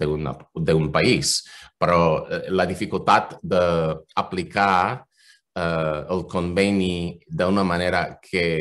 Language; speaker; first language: Catalan; non-native, fluent; English